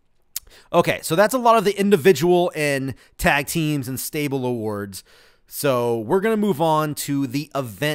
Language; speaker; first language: English; native; English